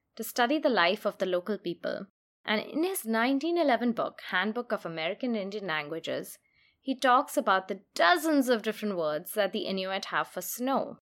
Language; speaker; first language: English; non-native, local second language; Hindi